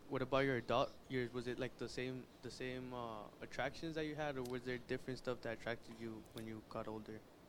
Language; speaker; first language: English; early bilingual, other home language; Spanish